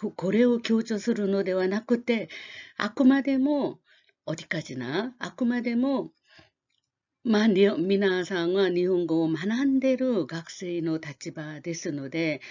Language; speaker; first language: Japanese; non-native, fluent; Korean